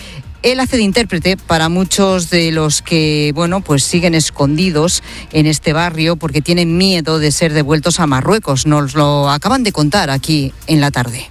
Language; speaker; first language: Spanish; native; Spanish